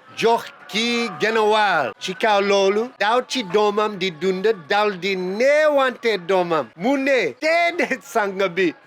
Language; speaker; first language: Wolof; non-native, fluent; English